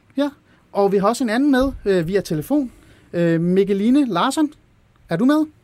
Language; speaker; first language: Danish; early bilingual, other home language; Persian